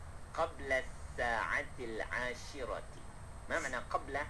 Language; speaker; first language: Arabic; non-native, fluent; Malay